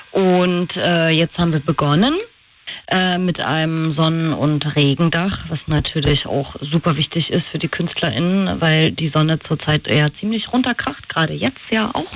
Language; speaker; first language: German; native; German